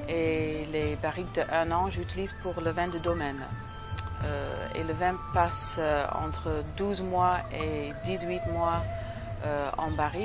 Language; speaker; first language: French; non-native, fluent; English